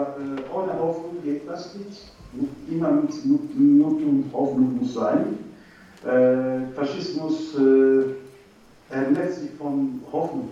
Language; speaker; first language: German; non-native, learner; Turkish